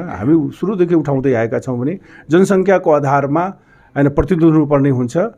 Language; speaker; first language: Nepali; non-native, local second language; Maithili